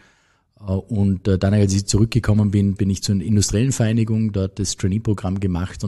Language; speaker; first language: German; native; German